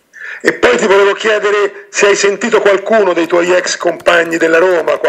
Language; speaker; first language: Italian; native; Italian